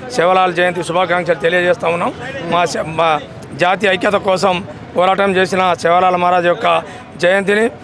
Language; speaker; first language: Telugu; non-native, local second language; Lambadi